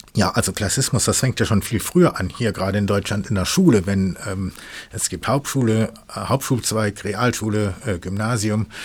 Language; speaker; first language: German; non-native, fluent; English